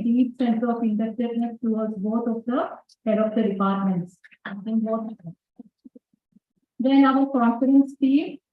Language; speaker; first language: English; non-native, local second language; Malayalam